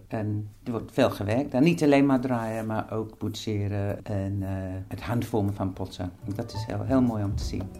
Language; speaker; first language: Dutch; non-native, fluent; English